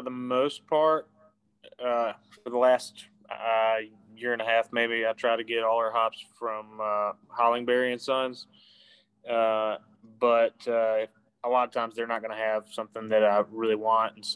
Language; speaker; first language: English; native; English